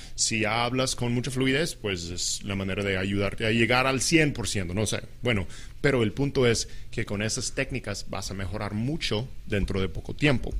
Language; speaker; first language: Spanish; non-native, fluent; English